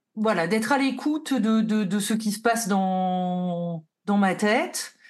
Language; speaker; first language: French; native; French